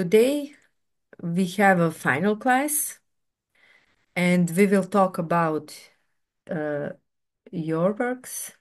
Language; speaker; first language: English; non-native, fluent; Serbian